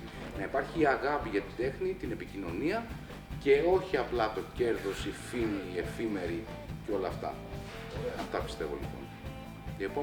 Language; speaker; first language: Greek; native; Greek